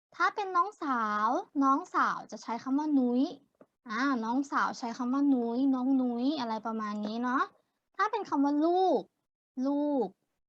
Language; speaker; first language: Thai; native; Thai